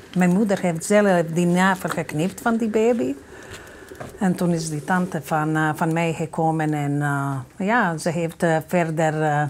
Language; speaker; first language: Dutch; non-native, fluent; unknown